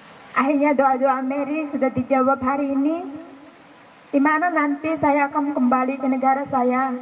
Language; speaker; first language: Indonesian; non-native, fluent; Filipino